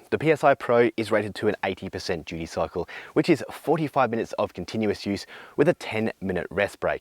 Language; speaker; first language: English; native; English